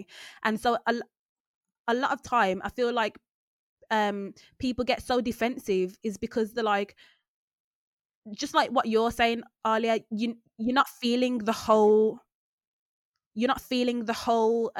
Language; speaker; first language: English; native; English